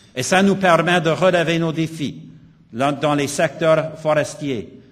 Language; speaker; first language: French; non-native, local second language; English